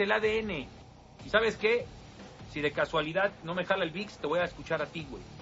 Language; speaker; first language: Spanish; native; Spanish